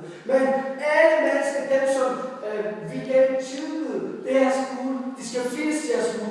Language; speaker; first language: Danish; non-native, fluent; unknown